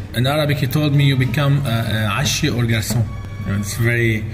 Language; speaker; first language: English; non-native, fluent; Arabic